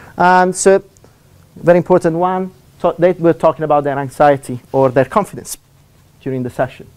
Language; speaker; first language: English; non-native, fluent; Italian